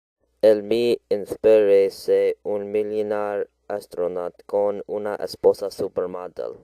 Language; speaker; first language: Spanish; non-native, learner; English